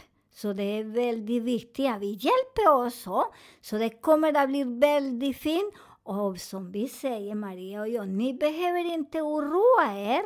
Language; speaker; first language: Swedish; non-native, learner; Spanish